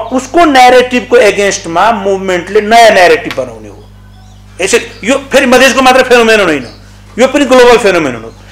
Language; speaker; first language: Nepali; non-native, local second language; Maithili